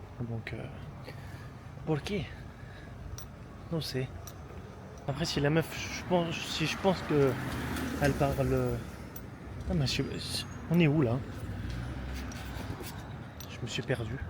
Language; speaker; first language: French; native; French